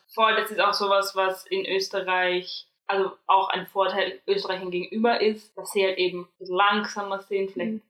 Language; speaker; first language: German; native; German